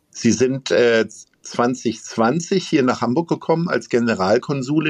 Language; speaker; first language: German; native; German